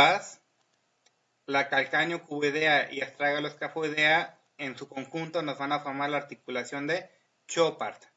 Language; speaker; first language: Spanish; native; Spanish